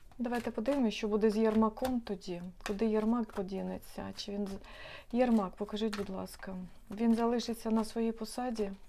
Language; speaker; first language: Ukrainian; non-native, local second language; Russian